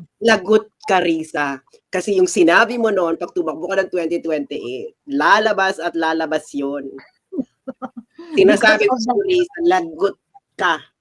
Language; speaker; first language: Filipino; native; Filipino